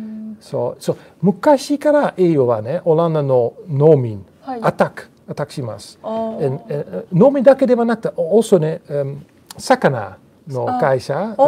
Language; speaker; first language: Japanese; non-native, learner; Dutch